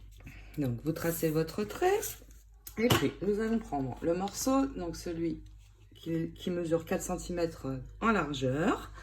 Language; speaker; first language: French; native; French